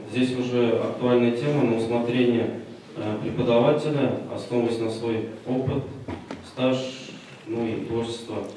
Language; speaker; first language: Russian; non-native, local second language; Tatar